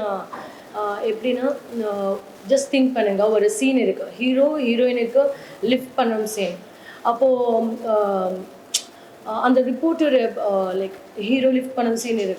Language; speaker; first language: Tamil; non-native, learner; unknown